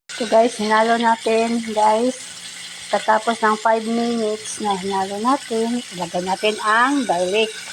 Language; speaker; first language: Filipino; non-native, local second language; Cebuano